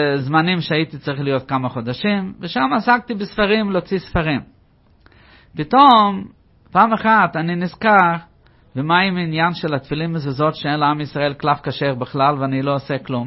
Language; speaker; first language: Hebrew; non-native, fluent; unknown